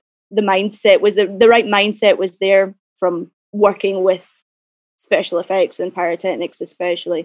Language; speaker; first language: English; native; English